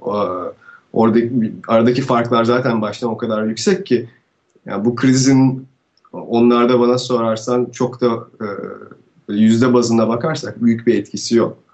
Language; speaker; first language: Turkish; native; Turkish